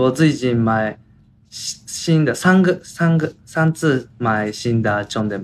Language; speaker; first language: Chinese; non-native, learner; Japanese